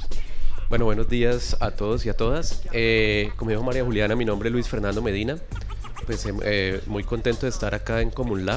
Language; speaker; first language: Spanish; native; Spanish